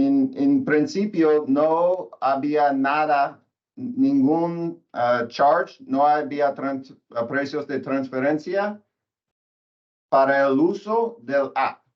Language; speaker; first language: Spanish; non-native, learner; English